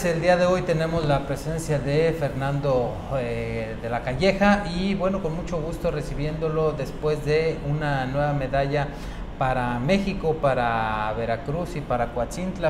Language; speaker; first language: Spanish; native; Spanish